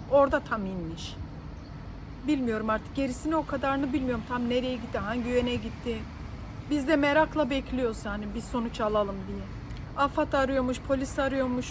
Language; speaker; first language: Turkish; native; Turkish